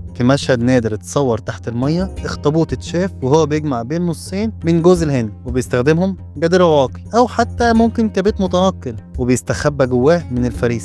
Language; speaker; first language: Arabic; native; Arabic